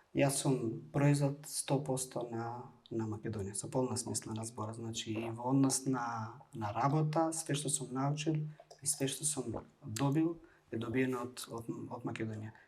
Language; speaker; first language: Macedonian; non-native, local second language; Albanian